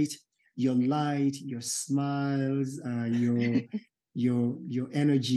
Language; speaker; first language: English; non-native, local second language; Yoruba